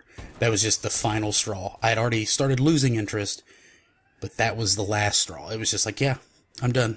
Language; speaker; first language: English; native; English